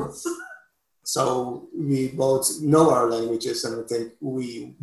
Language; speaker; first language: English; non-native, fluent; Papiamento